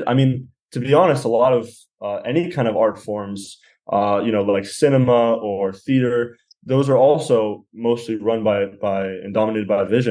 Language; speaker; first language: English; native; English